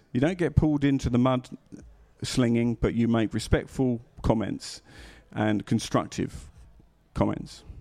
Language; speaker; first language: English; native; English